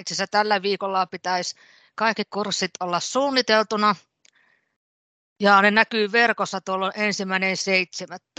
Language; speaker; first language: Finnish; native; Finnish